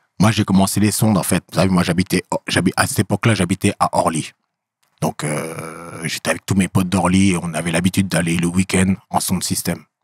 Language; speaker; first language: French; native; French